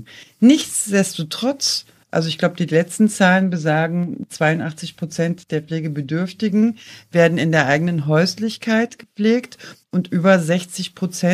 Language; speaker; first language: German; native; German